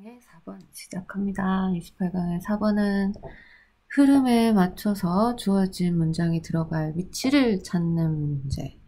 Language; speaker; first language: Korean; native; Korean